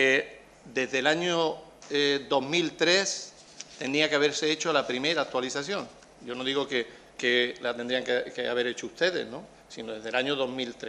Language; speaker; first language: Spanish; native; Spanish